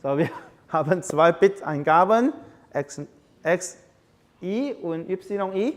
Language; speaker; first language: German; non-native, learner; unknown